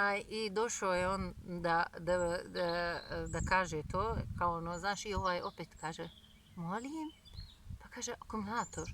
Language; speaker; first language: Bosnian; non-native, fluent; Turkish